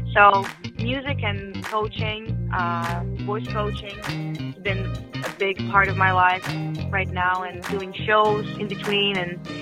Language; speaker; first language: English; non-native, fluent; Russian